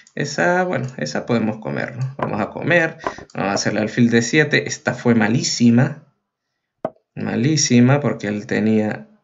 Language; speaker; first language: Spanish; native; Spanish